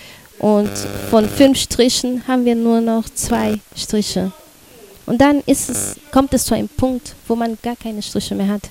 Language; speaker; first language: German; non-native, fluent; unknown